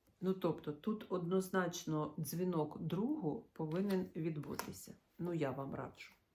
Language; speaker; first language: Ukrainian; non-native, local second language; Russian